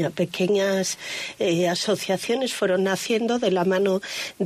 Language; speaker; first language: Spanish; native; Spanish